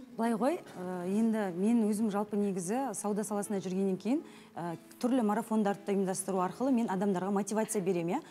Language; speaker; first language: Kazakh; native; Kazakh